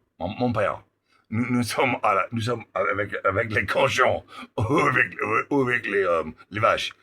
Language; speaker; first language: French; non-native, learner; English